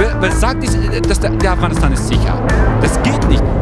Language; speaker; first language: German; non-native, fluent; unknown